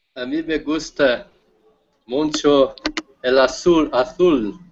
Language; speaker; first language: Spanish; non-native, learner; Portuguese